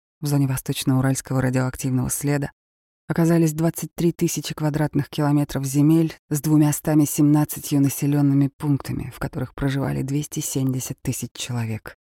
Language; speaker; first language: Russian; native; Russian